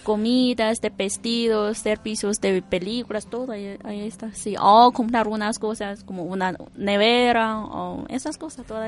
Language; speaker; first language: Spanish; non-native, fluent; Chinese